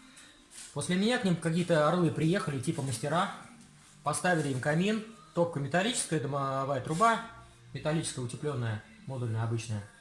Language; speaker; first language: Russian; native; Russian